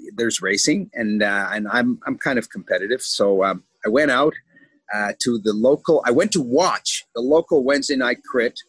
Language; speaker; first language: English; native; English